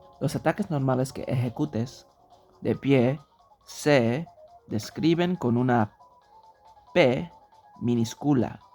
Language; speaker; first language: Spanish; early bilingual, heritage; English